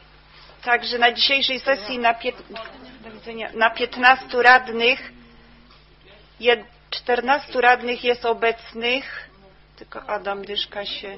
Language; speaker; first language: Polish; native; Polish